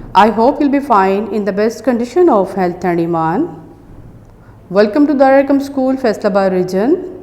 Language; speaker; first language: English; non-native, local second language; Urdu